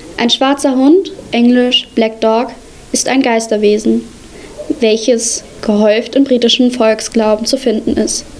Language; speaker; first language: German; early bilingual, other home language; Arabic